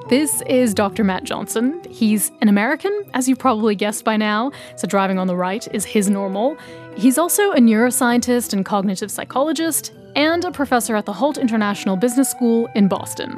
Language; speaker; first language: English; native; English